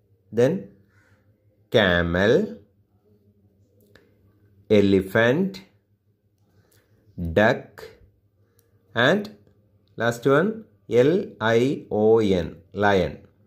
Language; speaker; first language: English; non-native, local second language; Malayalam